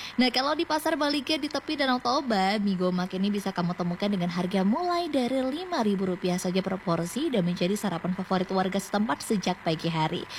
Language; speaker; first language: Indonesian; native; Indonesian